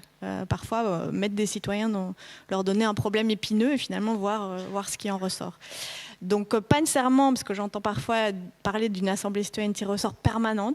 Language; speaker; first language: French; native; French